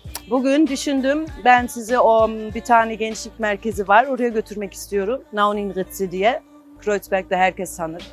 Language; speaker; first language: Turkish; non-native, fluent; Albanian